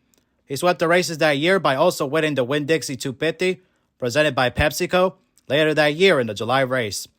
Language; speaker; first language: English; native; English